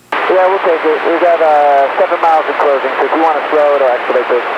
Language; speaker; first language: English; native; English